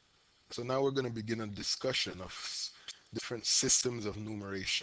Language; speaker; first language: English; native; English